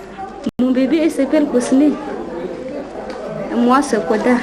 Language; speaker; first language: French; non-native, learner; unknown